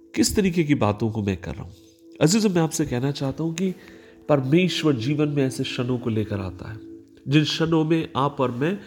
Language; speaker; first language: Hindi; non-native, local second language; Marathi